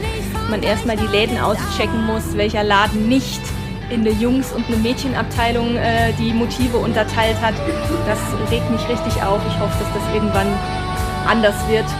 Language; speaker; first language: German; native; German